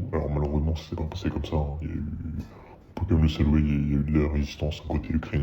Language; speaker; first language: French; native; French